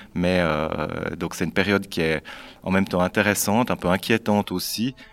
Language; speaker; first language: French; native; French